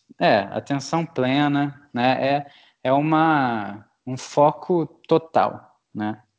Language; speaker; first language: Portuguese; native; Portuguese